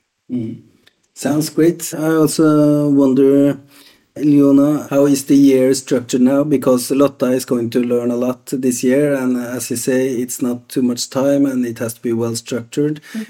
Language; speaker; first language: English; non-native, fluent; Norwegian